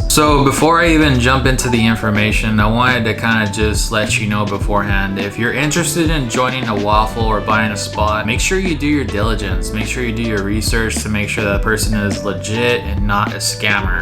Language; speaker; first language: English; native; English